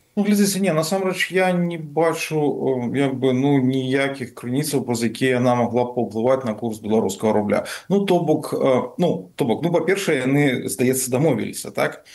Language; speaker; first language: Belarusian; non-native, local second language; Russian